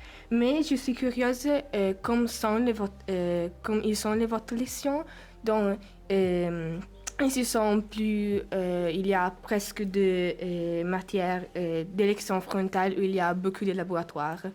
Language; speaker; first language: French; non-native, learner; Italian